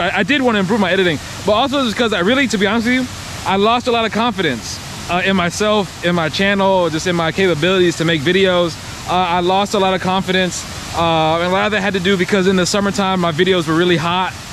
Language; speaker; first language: English; native; English